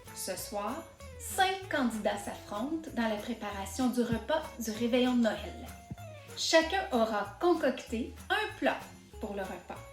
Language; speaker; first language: French; native; French